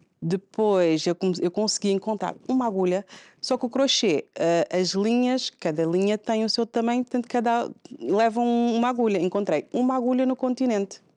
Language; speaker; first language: Portuguese; non-native, local second language; Kabuverdianu